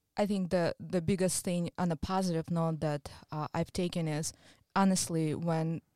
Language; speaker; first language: English; non-native, fluent; Russian